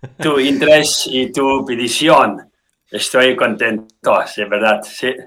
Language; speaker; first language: Spanish; non-native, learner; Tibetan